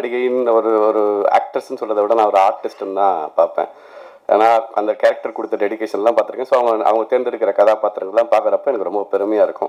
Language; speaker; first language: Tamil; native; Tamil